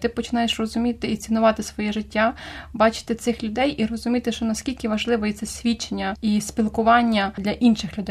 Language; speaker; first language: Ukrainian; native; Ukrainian